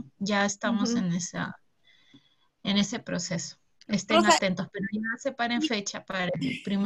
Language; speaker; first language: Spanish; native; Spanish